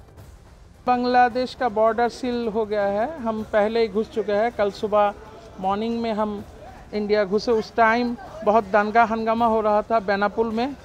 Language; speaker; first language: Hindi; non-native, learner; Bangla